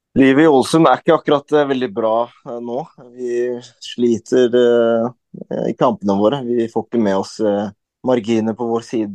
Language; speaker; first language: Norwegian; early bilingual, other home language; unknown